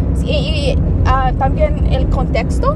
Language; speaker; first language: Spanish; non-native, learner; English